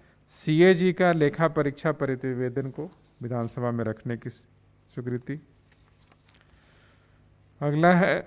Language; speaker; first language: Hindi; native; Hindi